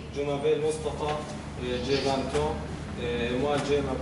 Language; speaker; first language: French; non-native, learner; Arabic